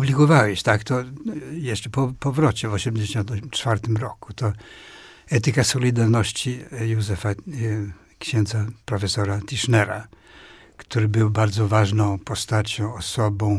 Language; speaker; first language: Polish; non-native, fluent; Swedish